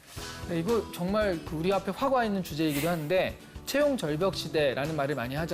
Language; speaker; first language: Korean; native; Korean